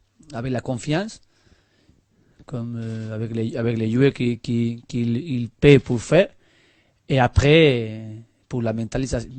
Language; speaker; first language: French; non-native, learner; Spanish